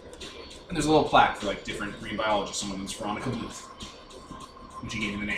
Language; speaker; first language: English; native; English